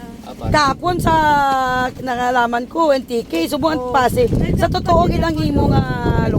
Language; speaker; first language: Filipino; non-native, local second language; Hiligaynon